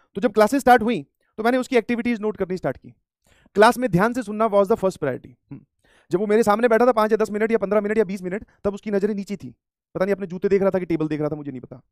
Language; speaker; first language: Hindi; native; Hindi